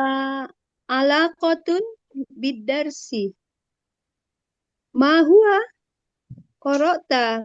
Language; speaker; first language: Arabic; non-native, learner; Indonesian